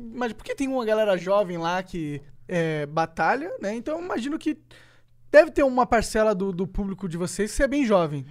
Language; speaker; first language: Portuguese; native; Portuguese